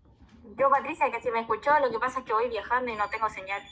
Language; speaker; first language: Spanish; native; Spanish